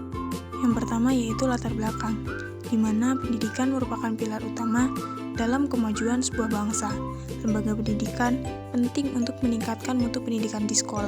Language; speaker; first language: Indonesian; native; Indonesian